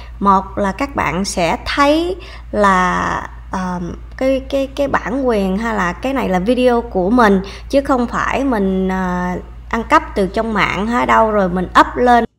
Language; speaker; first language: Vietnamese; early bilingual, heritage; Vietnamese